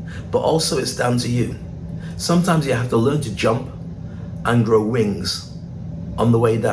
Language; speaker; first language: English; native; English